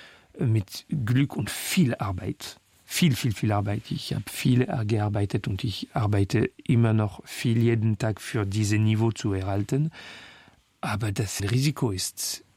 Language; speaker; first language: German; non-native, fluent; French